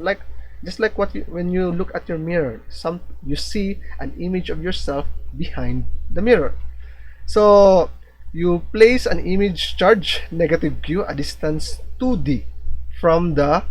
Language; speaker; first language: English; non-native, local second language; Filipino